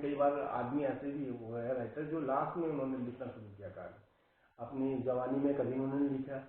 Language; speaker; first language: Hindi; native; Hindi